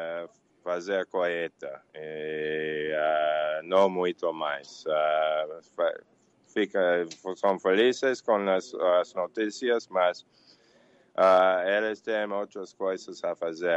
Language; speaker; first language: Portuguese; non-native, learner; English